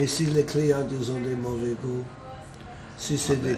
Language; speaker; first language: French; non-native, fluent; English